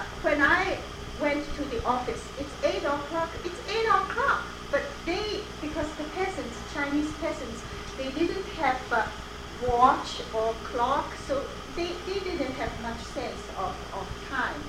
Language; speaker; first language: English; non-native, fluent; Chinese